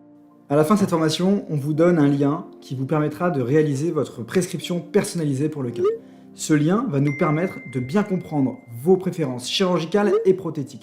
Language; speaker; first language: French; native; French